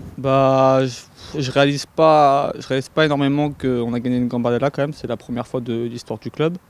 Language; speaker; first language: French; native; French